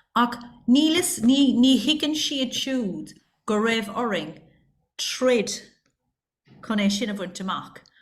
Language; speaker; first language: Irish; non-native, local second language; English